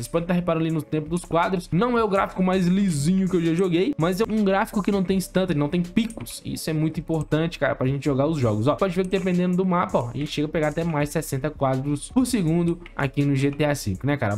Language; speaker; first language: Portuguese; native; Portuguese